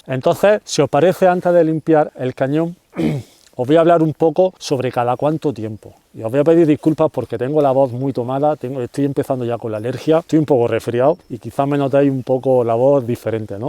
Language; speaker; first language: Spanish; native; Spanish